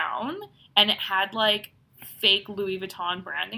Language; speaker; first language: English; non-native, fluent; Hungarian